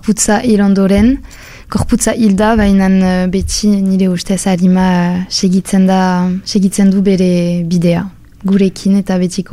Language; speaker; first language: Basque; non-native, local second language; French